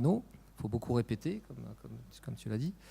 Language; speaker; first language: French; native; French